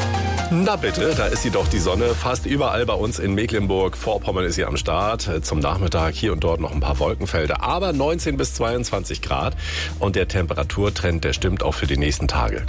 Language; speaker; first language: German; native; German